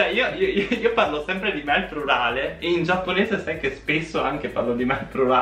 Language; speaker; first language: Italian; native; Italian